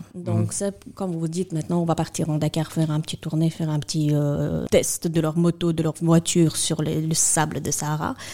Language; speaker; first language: French; non-native, fluent; Russian